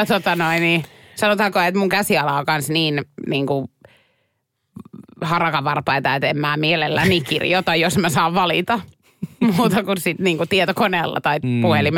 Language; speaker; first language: Finnish; native; Finnish